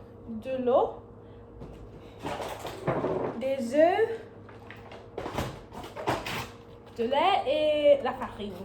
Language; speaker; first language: French; non-native, learner; English